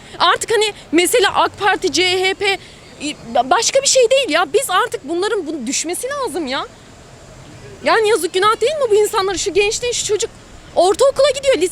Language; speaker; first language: Turkish; native; Turkish